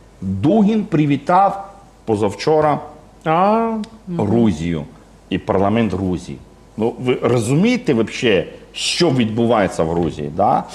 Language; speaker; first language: Ukrainian; non-native, fluent; Georgian